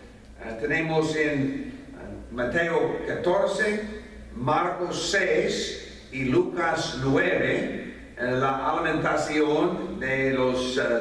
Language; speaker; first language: Spanish; non-native, fluent; English